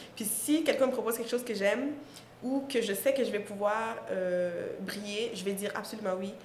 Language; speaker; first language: French; non-native, local second language; Mossi